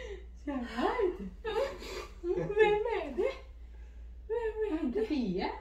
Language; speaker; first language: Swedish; non-native, learner; Indonesian